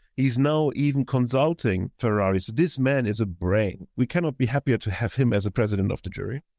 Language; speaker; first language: English; non-native, fluent; German